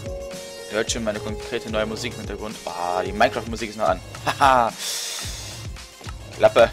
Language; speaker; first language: German; native; German